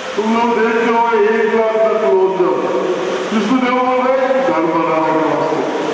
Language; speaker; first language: Hindi; non-native, local second language; Telugu